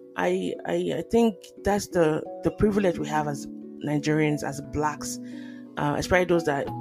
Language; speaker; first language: English; non-native, local second language; Yoruba